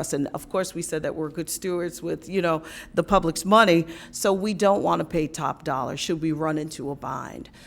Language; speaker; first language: English; native; English